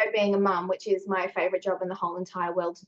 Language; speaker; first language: English; native; English